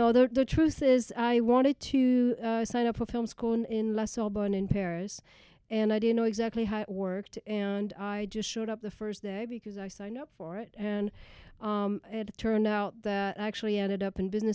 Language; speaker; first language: English; non-native, fluent; French